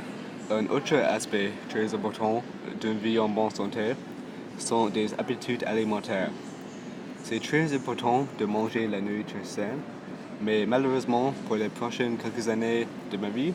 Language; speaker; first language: French; non-native, local second language; English